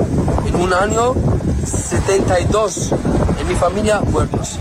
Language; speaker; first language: Spanish; non-native, learner; Arabic